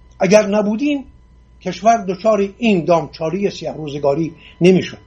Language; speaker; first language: Persian; non-native, local second language; Assyrian Neo-Aramaic